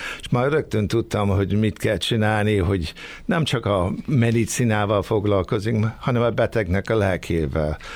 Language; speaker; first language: Hungarian; early bilingual, heritage; Hungarian